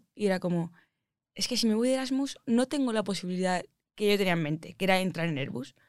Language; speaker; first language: Spanish; native; Spanish